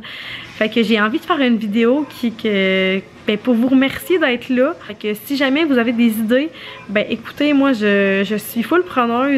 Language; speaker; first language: French; native; French